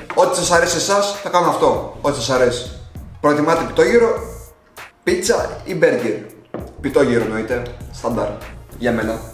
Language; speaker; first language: Greek; early bilingual, other home language; Russian